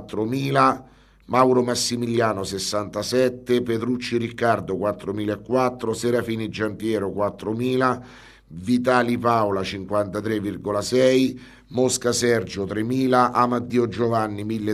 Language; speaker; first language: Italian; native; Italian